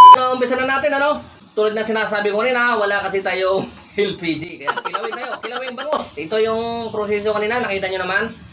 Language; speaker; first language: Filipino; non-native, local second language; Cebuano